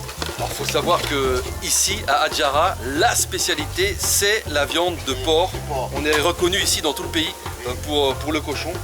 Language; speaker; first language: French; native; French